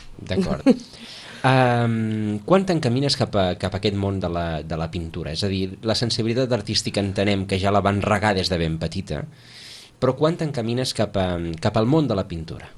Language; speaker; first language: Catalan; native; Catalan